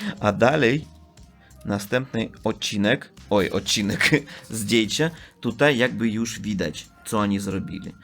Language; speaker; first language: Polish; non-native, learner; Russian